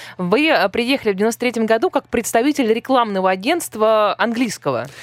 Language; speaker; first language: Russian; native; Russian